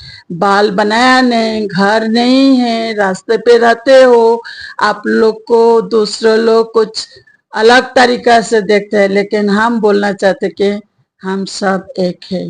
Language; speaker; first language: Hindi; non-native, local second language; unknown